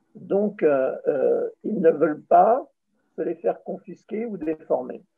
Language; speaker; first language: French; native; French